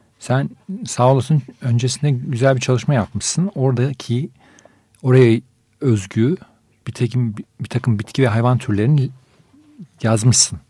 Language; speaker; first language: Turkish; native; Turkish